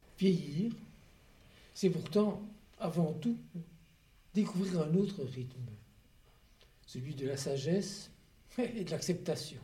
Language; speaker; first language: French; native; French